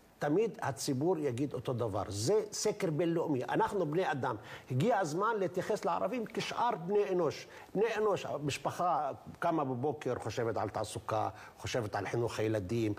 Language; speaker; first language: Hebrew; non-native, local second language; Arabic